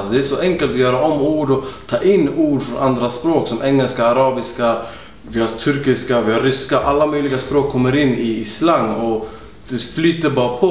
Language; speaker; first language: Swedish; early bilingual, other home language; Arabic